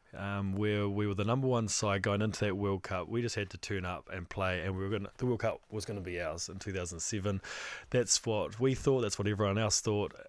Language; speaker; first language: English; native; English